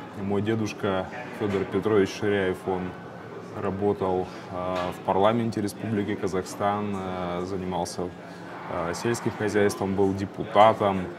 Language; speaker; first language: Russian; native; Russian